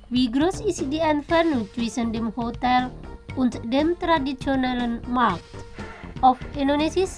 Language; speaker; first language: German; non-native, fluent; Indonesian